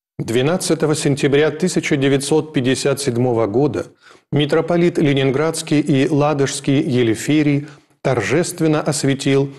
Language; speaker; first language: Russian; native; Russian